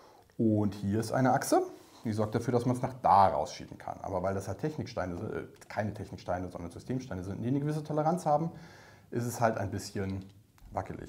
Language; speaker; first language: German; native; German